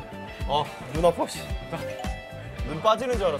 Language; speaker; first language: Korean; native; Korean